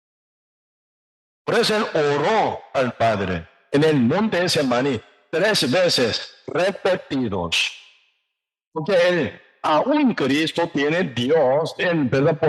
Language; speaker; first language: Spanish; non-native, learner; Korean